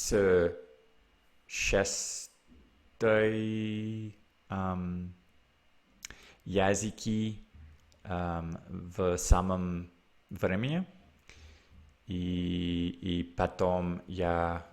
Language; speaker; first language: Russian; non-native, learner; English